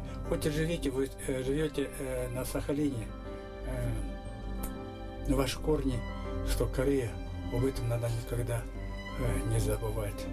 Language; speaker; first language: Russian; non-native, local second language; Korean